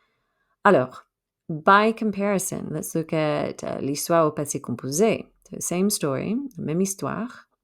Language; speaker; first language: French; non-native, fluent; English